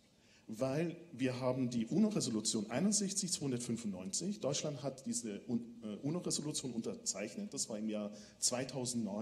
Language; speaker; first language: German; non-native, fluent; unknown